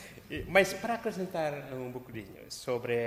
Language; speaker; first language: Portuguese; non-native, local second language; Tetum